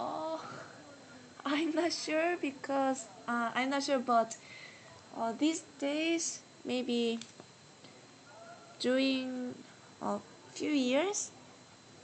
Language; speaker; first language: English; non-native, learner; Korean